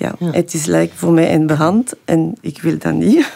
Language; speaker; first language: Dutch; non-native, local second language; French